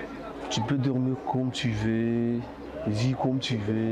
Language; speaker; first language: French; non-native, learner; Comorian